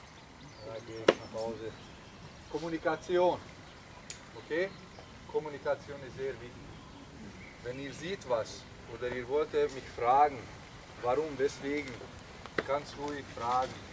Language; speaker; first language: German; non-native, learner; Hungarian